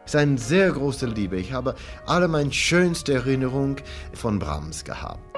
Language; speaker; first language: German; non-native, learner; English